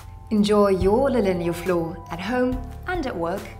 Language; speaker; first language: English; non-native, fluent; Dutch